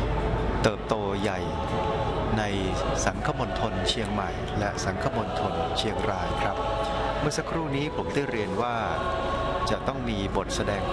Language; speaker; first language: Thai; native; Thai